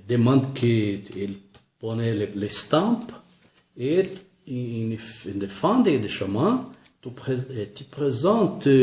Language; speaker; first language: French; non-native, learner; Portuguese